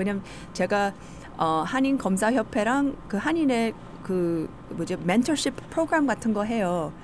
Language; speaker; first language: Korean; early bilingual, heritage; Korean